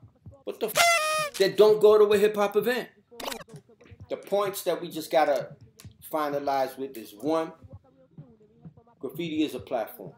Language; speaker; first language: English; native; English